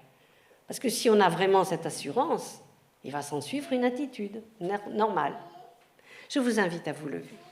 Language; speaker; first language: French; native; French